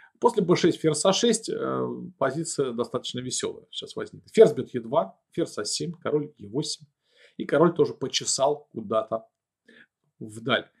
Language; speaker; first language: Russian; native; Russian